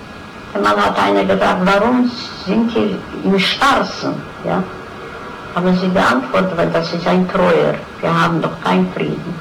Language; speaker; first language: German; non-native, fluent; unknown